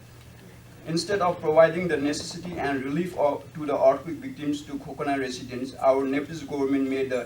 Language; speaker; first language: English; non-native, fluent; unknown